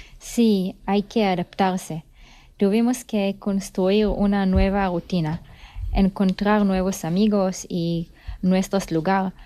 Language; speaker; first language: Spanish; non-native, fluent; Hebrew